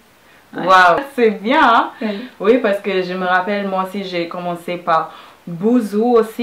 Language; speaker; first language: French; non-native, fluent; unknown